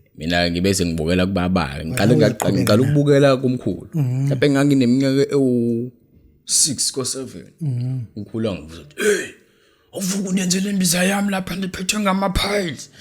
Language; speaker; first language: Zulu; native; Zulu